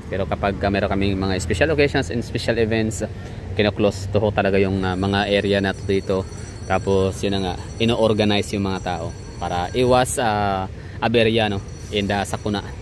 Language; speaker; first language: Filipino; non-native, local second language; Cebuano